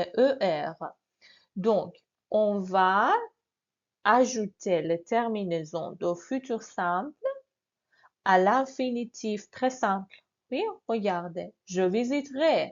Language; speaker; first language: French; non-native, fluent; Persian